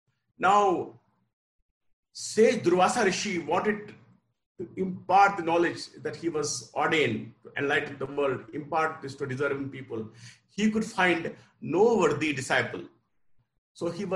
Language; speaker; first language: English; non-native, local second language; Kashmiri